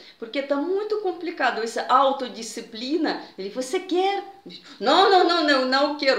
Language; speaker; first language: Portuguese; non-native, fluent; Russian